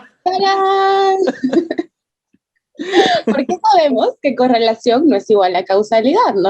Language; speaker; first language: Spanish; native; Spanish